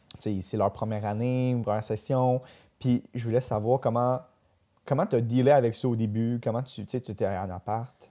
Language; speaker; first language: French; native; French